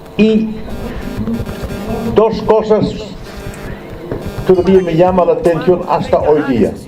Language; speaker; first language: Spanish; non-native, fluent; Dutch